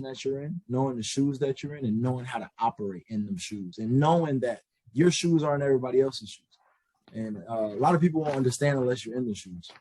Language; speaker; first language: English; native; English